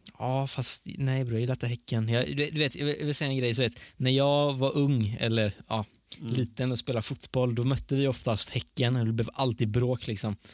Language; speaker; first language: Swedish; early bilingual, other home language; Persian